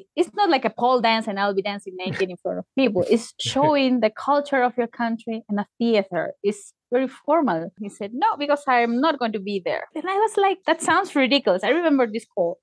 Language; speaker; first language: English; non-native, fluent; Spanish